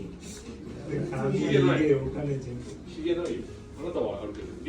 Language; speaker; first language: Japanese; native; Japanese